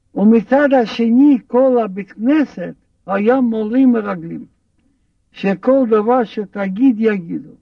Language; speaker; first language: Hebrew; non-native, fluent; Russian